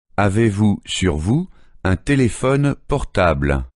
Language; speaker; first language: French; native; French